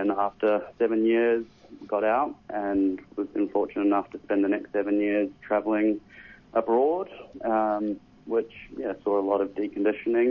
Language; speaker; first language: English; native; English